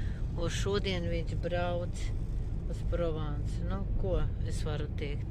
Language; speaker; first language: Latvian; non-native, local second language; Russian